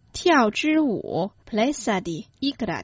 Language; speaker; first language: Croatian; non-native, fluent; Chinese